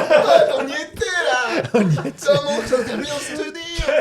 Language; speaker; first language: French; native; French